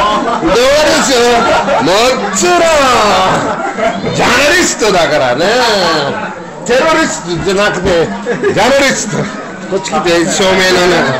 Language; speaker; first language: Japanese; non-native, fluent; English